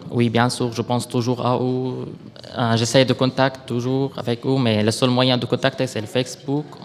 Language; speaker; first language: French; non-native, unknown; Arabic